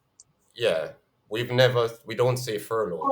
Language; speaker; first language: English; native; English